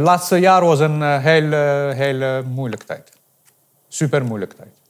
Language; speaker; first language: Dutch; non-native, fluent; Arabic